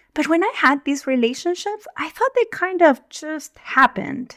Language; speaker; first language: English; non-native, fluent; Spanish